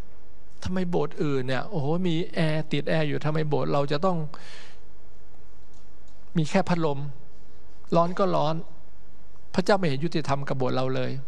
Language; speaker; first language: Thai; native; Thai